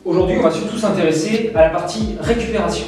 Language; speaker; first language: French; native; French